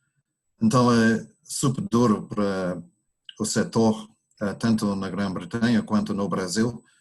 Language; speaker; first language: Portuguese; non-native, fluent; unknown